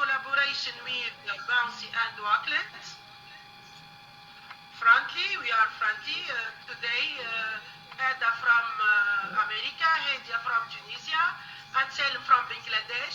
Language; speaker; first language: English; non-native, learner; Arabic